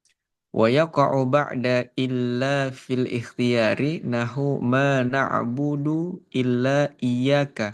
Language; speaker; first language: Arabic; non-native, fluent; Indonesian